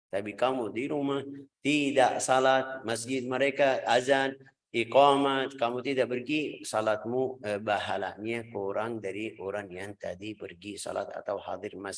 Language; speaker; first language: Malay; non-native, fluent; Arabic